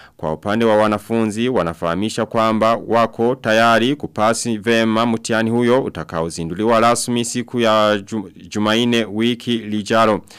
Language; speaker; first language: Swahili; non-native, local second language; Rundi